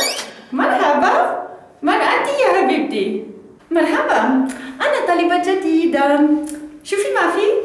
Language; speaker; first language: Arabic; non-native, learner; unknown